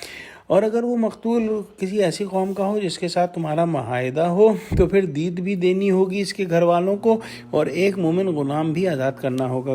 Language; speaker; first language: Urdu; native; Urdu